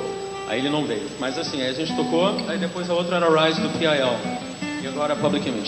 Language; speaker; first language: Portuguese; native; Portuguese